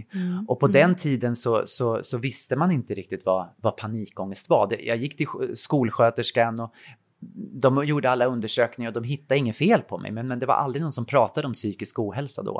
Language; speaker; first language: Swedish; native; Swedish